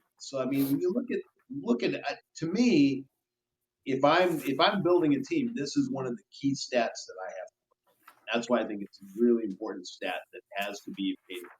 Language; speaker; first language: English; native; English